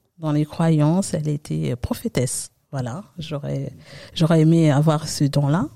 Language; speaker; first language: French; early bilingual, other home language; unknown